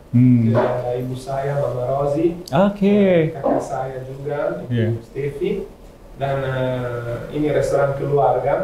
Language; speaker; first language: Indonesian; non-native, fluent; Italian